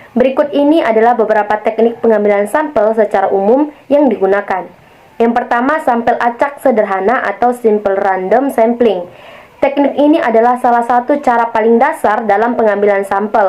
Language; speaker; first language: Indonesian; native; Indonesian